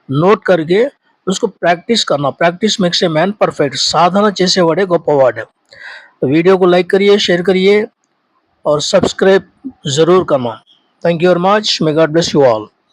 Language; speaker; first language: Hindi; non-native, local second language; Urdu